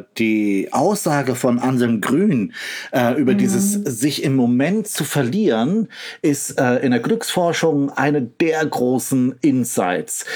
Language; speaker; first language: German; native; German